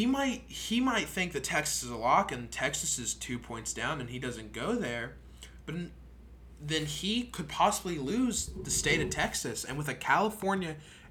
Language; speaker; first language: English; native; English